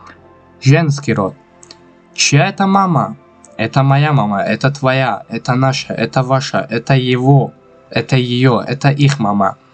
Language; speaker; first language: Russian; non-native, local second language; Tajik